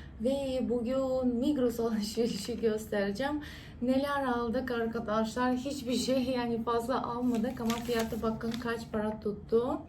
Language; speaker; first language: Turkish; non-native, fluent; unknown